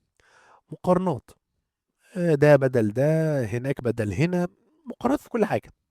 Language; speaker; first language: Arabic; native; Arabic